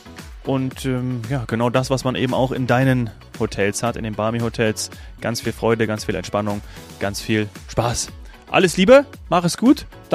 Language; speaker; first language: German; native; German